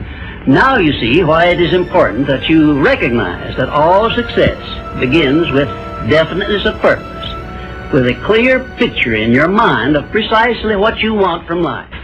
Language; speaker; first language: English; native; English